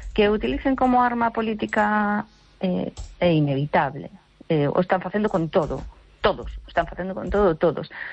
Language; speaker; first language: Galician; non-native, local second language; Spanish